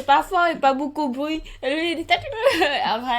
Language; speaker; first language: French; non-native, learner; Khmer